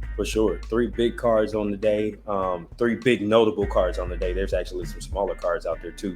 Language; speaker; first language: English; native; English